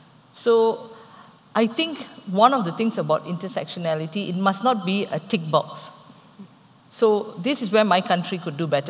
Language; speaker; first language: English; non-native, local second language; Tamil